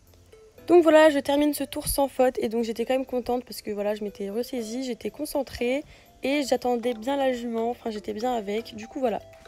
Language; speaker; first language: French; native; French